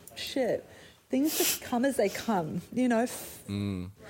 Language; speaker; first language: English; native; English